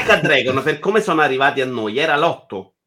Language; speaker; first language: Italian; native; Italian